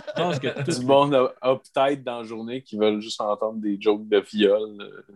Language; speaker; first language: French; native; French